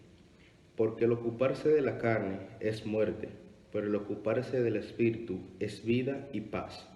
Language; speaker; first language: Spanish; native; Spanish